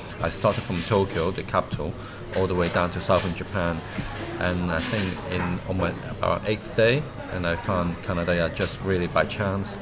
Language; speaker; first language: English; non-native, local second language; Cantonese